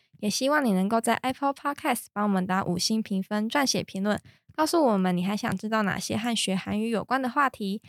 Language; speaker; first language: Chinese; native; Chinese